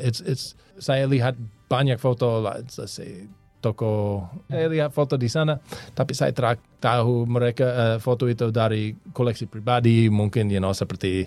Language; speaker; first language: Indonesian; non-native, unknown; English